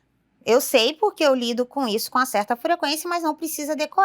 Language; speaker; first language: Portuguese; native; Portuguese